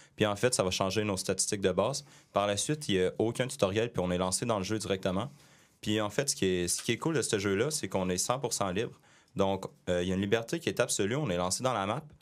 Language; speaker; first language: French; native; French